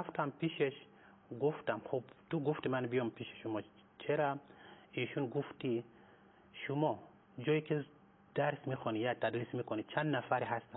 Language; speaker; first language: Persian; non-native, fluent; Nyanja